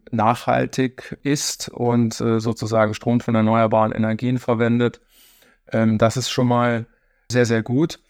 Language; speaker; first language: German; native; German